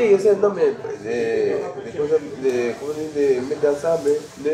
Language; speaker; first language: French; non-native, learner; Spanish